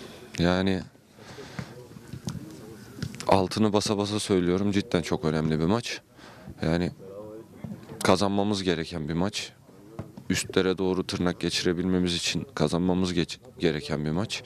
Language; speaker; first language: Turkish; native; Turkish